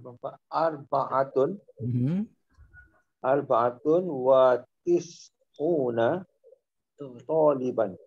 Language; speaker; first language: Arabic; non-native, learner; Malay